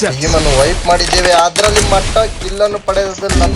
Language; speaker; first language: Kannada; native; Kannada